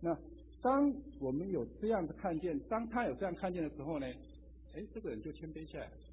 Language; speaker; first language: Chinese; native; Chinese